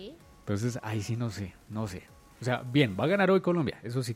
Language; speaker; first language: Spanish; native; Spanish